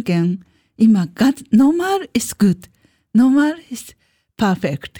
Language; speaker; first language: German; non-native, learner; Japanese